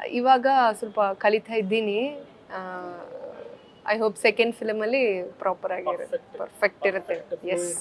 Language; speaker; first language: Kannada; early bilingual, heritage; Kannada